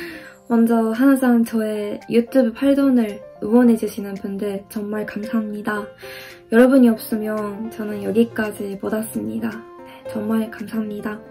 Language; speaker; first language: Korean; non-native, fluent; Japanese